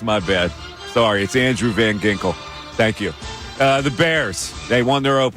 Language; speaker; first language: English; native; English